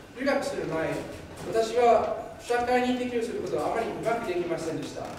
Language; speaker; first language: Japanese; non-native, fluent; English